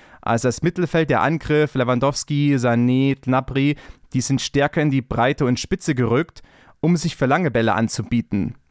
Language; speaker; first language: German; native; German